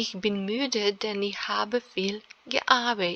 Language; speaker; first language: German; non-native, fluent; Serbian